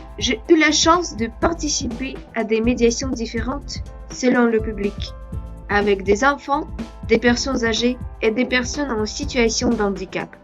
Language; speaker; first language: French; non-native, fluent; Russian